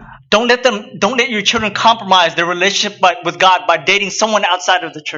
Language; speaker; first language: English; early bilingual, other home language; Vietnamese